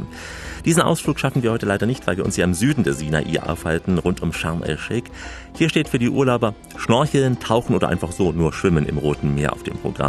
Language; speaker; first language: German; native; German